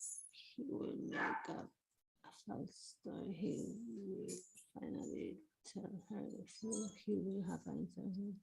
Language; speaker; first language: English; non-native, learner; Spanish